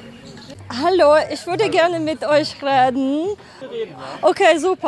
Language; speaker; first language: German; non-native, learner; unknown